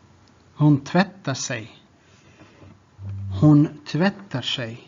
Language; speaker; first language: Swedish; non-native, fluent; Tigrinya